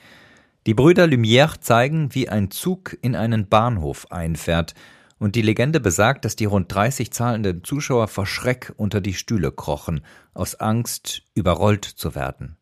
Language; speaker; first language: German; native; German